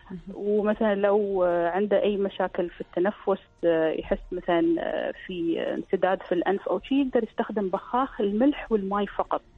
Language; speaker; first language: Arabic; native; Arabic